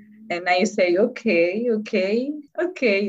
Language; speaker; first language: English; non-native, learner; Spanish